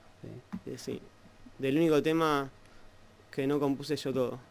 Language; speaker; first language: Spanish; native; Spanish